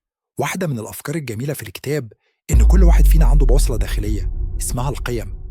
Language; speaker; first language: Arabic; native; Arabic